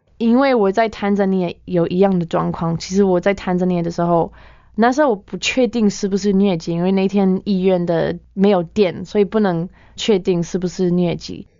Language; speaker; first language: Chinese; non-native, fluent; English